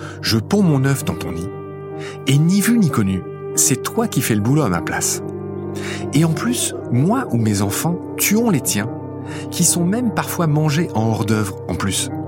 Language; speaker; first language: French; native; French